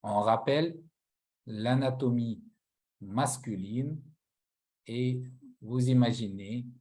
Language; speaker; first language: French; non-native, local second language; Arabic